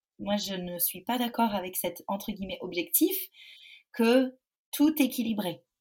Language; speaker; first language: French; non-native, fluent; English